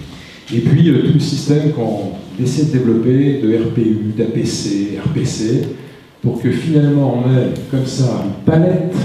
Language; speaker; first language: French; native; French